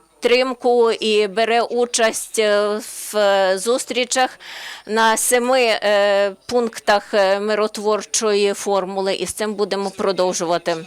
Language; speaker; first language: Ukrainian; non-native, learner; Slovenian